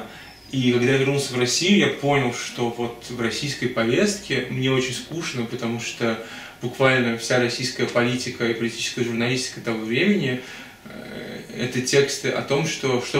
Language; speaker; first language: Russian; native; Russian